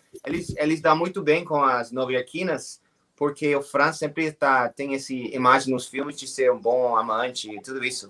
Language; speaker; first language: Portuguese; non-native, fluent; English